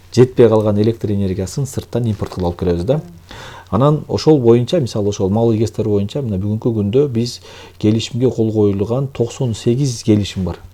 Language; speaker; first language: Kyrgyz; native; Kyrgyz